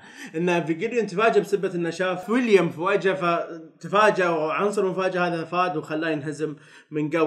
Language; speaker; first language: Arabic; native; Arabic